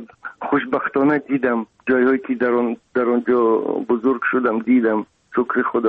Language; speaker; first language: Persian; non-native, local second language; Russian